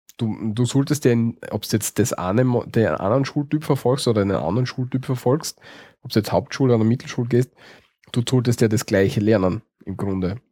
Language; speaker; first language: German; native; German